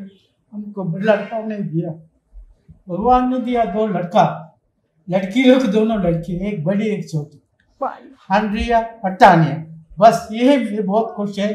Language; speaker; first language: Hindi; early bilingual, heritage; Hindi